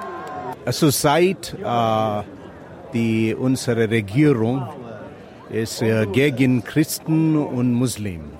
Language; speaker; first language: German; non-native, learner; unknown